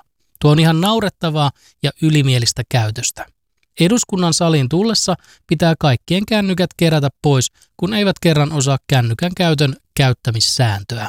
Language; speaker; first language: Finnish; native; Finnish